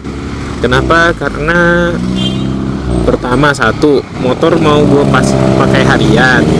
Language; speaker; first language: Indonesian; native; Indonesian